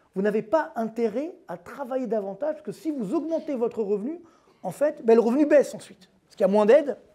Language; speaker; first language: French; native; French